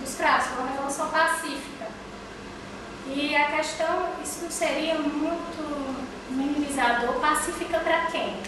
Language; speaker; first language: Portuguese; native; Portuguese